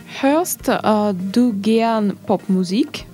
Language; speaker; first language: German; non-native, learner; Russian